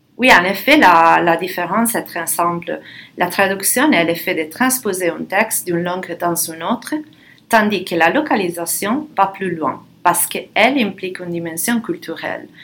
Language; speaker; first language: French; non-native, fluent; Italian